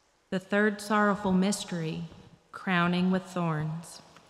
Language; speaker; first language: English; native; English